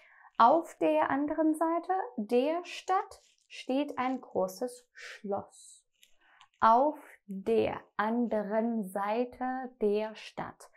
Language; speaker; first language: German; non-native, fluent; Persian